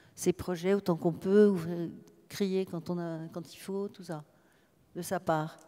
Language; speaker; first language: French; native; French